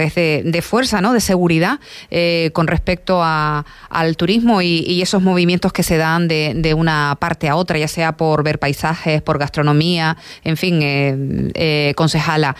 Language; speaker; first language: Spanish; native; Spanish